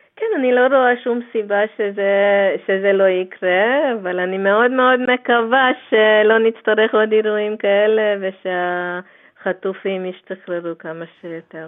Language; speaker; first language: Hebrew; non-native, fluent; Hungarian